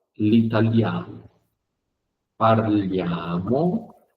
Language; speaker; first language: Italian; non-native, fluent; Portuguese